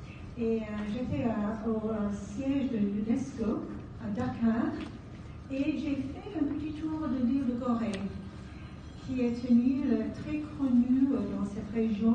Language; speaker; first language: French; non-native, fluent; English